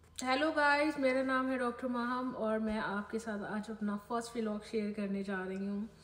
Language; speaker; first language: Urdu; native; Urdu